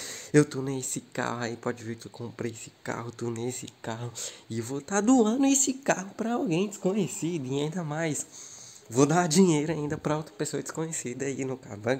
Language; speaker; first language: Portuguese; native; Portuguese